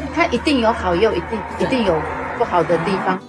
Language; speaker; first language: Chinese; native; Chinese